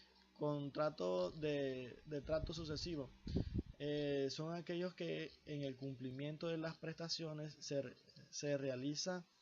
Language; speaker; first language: Spanish; native; Spanish